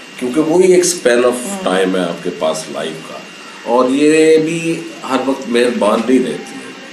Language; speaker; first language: Urdu; early bilingual, heritage; Urdu